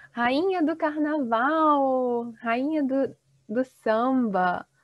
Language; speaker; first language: Portuguese; native; Portuguese